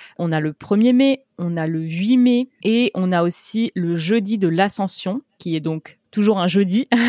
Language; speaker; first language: French; native; French